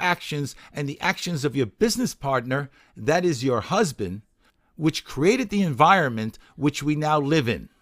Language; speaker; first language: English; native; English